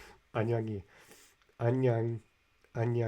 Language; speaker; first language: Korean; non-native, learner; English